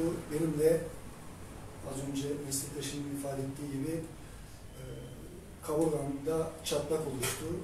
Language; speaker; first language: Turkish; native; Turkish